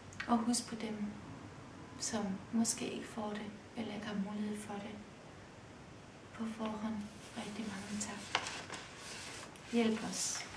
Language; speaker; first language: Danish; early bilingual, other home language; Kurdish